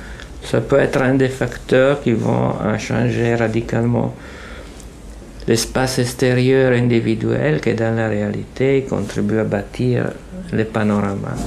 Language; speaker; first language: French; non-native, fluent; Italian